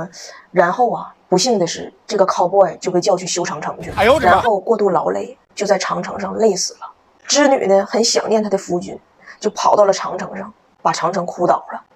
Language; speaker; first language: Chinese; native; Chinese